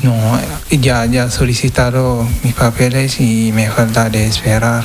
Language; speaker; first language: Spanish; non-native, learner; Wolof